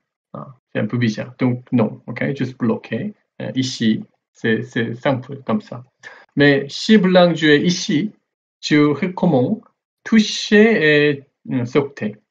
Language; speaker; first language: French; non-native, learner; Korean